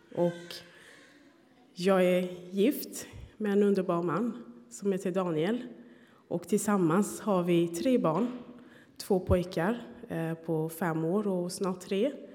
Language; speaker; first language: Swedish; non-native, fluent; Rundi